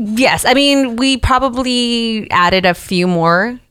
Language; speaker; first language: English; early bilingual, other home language; Spanish